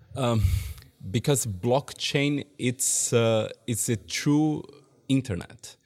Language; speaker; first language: English; non-native, fluent; Portuguese